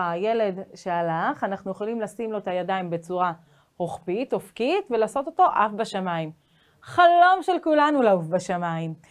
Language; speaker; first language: Hebrew; native; Hebrew